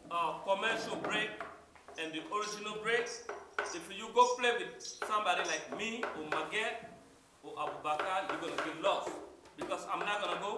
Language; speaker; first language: English; non-native, learner; French